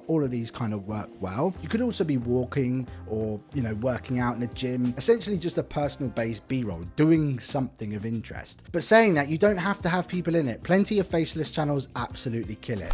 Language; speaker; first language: English; native; English